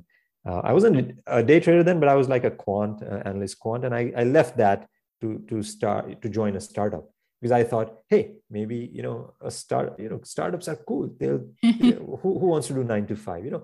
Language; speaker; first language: English; non-native, local second language; Gujarati